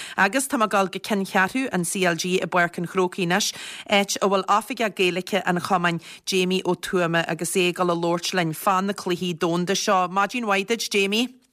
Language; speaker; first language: Irish; native; Irish